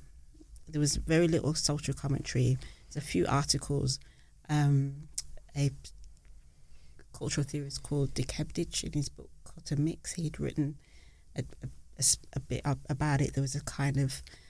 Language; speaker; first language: English; native; English